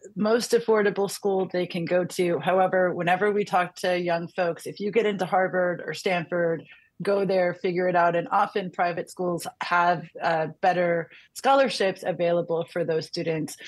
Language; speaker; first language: English; native; English